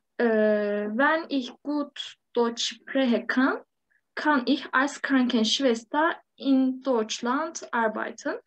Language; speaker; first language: German; non-native, learner; Turkish